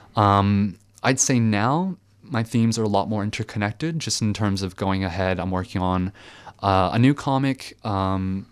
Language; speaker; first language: English; early bilingual, other home language; French